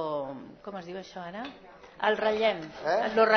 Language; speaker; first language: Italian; non-native, learner; Spanish